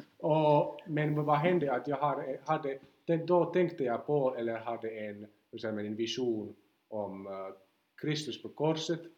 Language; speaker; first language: Swedish; non-native, local second language; Finnish